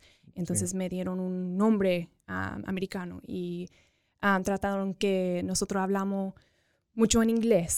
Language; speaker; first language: Spanish; early bilingual, other home language; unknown